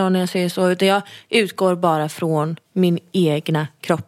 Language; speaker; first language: Swedish; native; Swedish